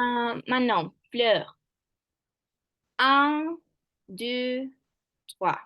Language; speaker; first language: French; non-native, fluent; Spanish